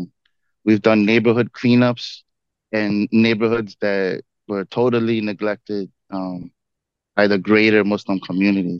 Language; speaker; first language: English; native; English